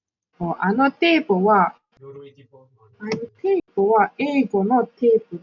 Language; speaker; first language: Japanese; non-native, learner; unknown